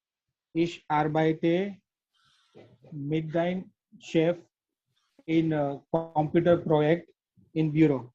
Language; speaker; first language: German; non-native, learner; Gujarati